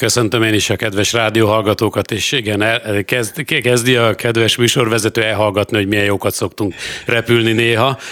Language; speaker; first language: Hungarian; native; Hungarian